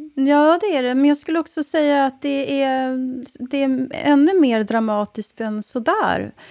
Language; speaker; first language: Swedish; native; Swedish